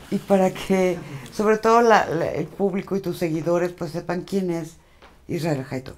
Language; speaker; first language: Spanish; native; Spanish